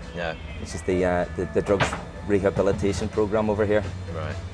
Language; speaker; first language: English; native; English